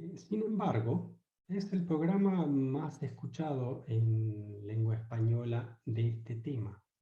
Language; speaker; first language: Spanish; native; Spanish